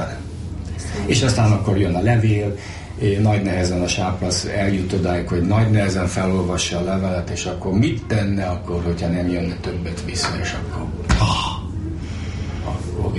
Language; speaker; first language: Hungarian; native; Hungarian